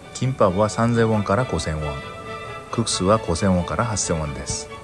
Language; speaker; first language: Japanese; non-native, fluent; Korean